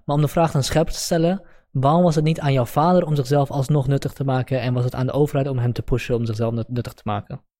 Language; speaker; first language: Dutch; early bilingual, other home language; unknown